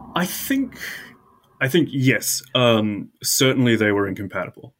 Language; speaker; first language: English; native; English